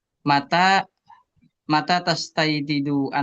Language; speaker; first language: Arabic; non-native, learner; Indonesian